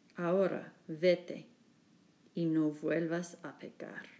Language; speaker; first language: Spanish; non-native, learner; English